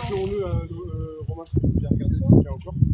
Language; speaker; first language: French; native; French